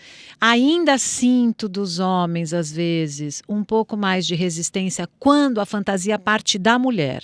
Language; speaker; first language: Portuguese; native; Portuguese